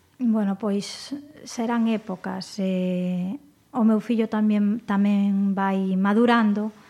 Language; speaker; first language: Galician; non-native, local second language; Spanish